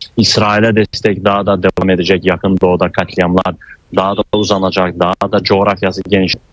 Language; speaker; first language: Turkish; non-native, fluent; Azerbaijani